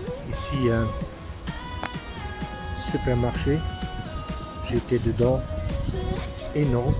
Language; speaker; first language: French; non-native, fluent; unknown